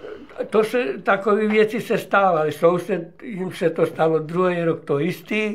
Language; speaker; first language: Czech; early bilingual, heritage; Czech